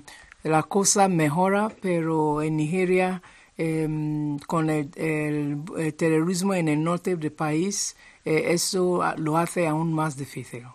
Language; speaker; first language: Spanish; non-native, fluent; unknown